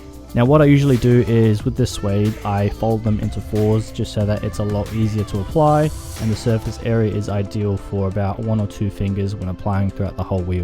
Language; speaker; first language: English; native; English